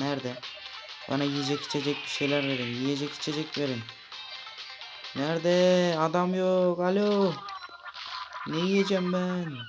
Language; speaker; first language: Turkish; native; Turkish